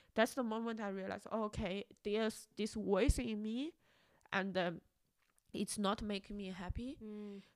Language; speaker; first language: English; non-native, fluent; Chinese